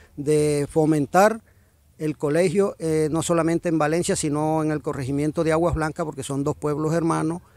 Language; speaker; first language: Spanish; native; Spanish